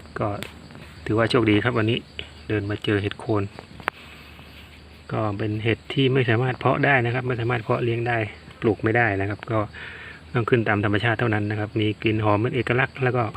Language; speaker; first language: Thai; native; Thai